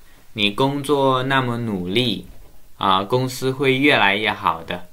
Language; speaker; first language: Chinese; native; Chinese